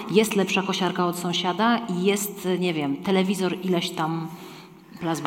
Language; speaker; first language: Polish; native; Polish